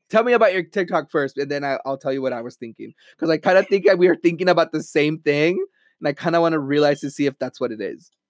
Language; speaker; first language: English; early bilingual, other home language; Spanish